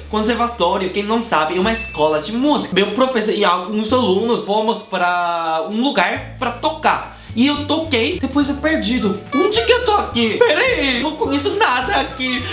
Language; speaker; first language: Portuguese; non-native, fluent; Korean